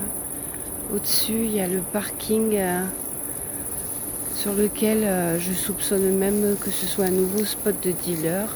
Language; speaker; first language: French; native; French